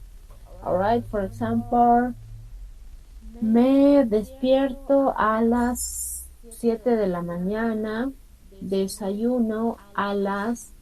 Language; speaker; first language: Spanish; non-native, fluent; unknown